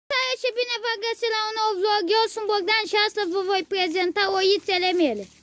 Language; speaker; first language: Romanian; native; Romanian